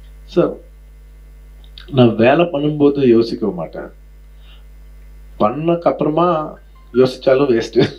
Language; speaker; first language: Tamil; non-native, local second language; Telugu